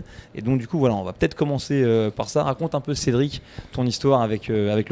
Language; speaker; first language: French; native; French